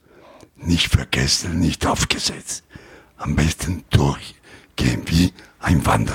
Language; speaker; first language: German; non-native, learner; Italian